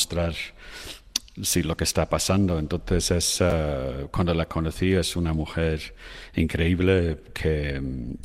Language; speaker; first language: Spanish; non-native, fluent; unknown